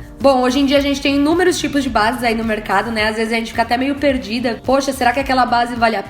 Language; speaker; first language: Portuguese; native; Portuguese